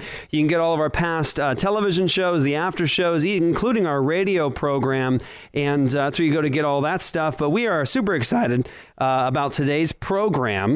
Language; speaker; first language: English; native; English